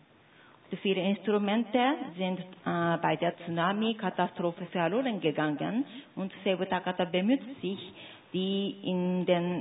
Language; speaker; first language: German; non-native, fluent; Japanese